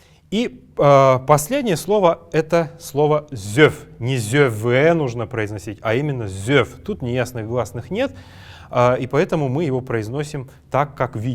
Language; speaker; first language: Russian; native; Russian